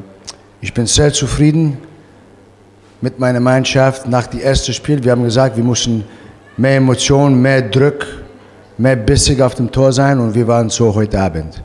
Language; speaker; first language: German; non-native, fluent; Italian